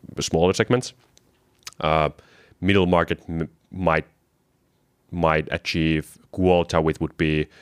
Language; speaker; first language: English; non-native, fluent; Finnish